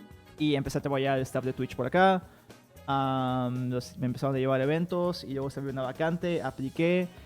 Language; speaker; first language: Spanish; native; Spanish